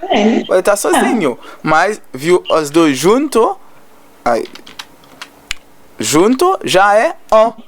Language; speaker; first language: Portuguese; non-native, learner; Haitian Creole